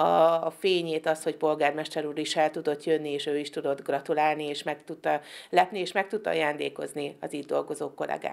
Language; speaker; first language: Hungarian; native; Hungarian